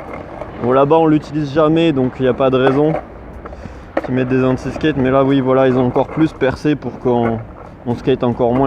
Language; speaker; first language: French; native; French